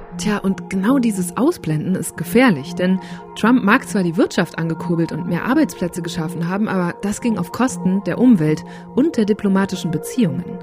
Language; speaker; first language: German; native; German